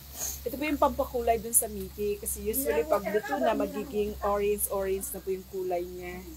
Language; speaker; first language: Filipino; non-native, local second language; Iloko